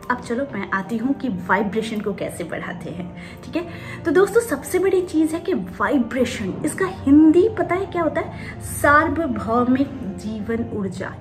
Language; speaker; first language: Hindi; non-native, local second language; Bangla